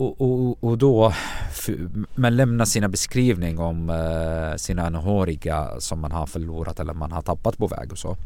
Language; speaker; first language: Swedish; non-native, fluent; Arabic